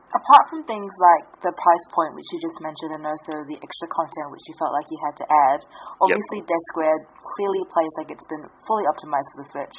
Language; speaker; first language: English; native; English